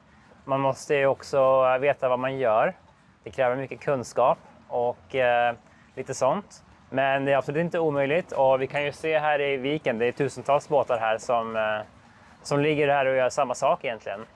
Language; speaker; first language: Swedish; native; Swedish